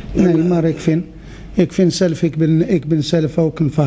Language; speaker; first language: Dutch; non-native, fluent; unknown